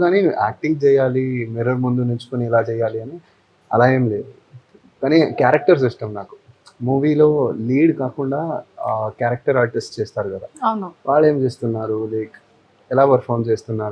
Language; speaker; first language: Telugu; non-native, fluent; Tamil